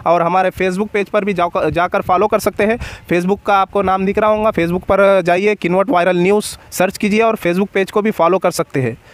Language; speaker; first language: Hindi; non-native, local second language; Marathi